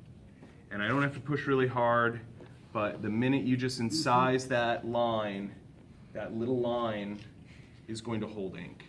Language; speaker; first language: English; native; English